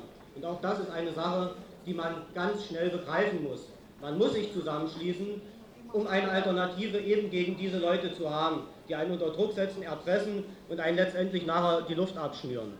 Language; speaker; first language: German; native; German